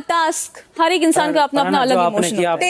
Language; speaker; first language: Hindi; native; Hindi